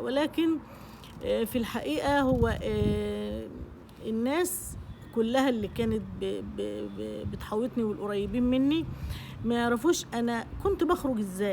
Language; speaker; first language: Arabic; native; Arabic